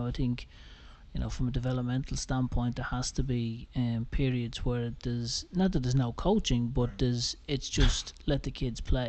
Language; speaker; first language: English; native; English